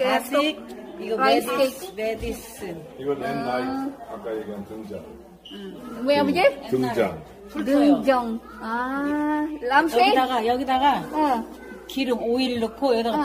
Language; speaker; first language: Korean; non-native, learner; Filipino